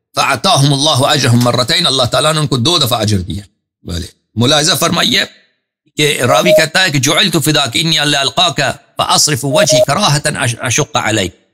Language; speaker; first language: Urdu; non-native, fluent; Persian